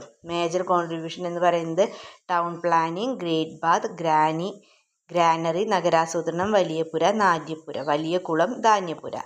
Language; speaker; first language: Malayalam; native; Malayalam